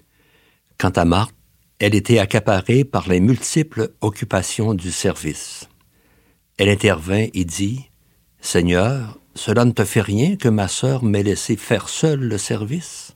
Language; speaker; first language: French; native; French